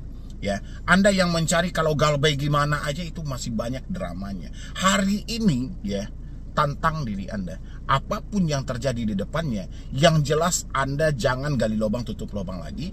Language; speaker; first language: Indonesian; native; Indonesian